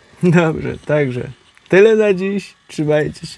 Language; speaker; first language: Polish; native; Polish